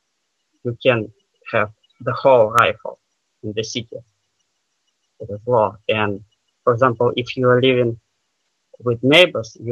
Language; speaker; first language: English; non-native, learner; Russian